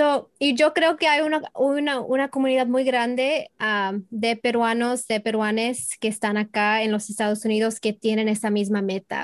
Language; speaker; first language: Spanish; early bilingual, heritage; English